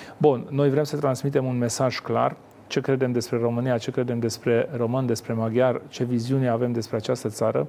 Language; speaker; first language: Romanian; non-native, local second language; Hungarian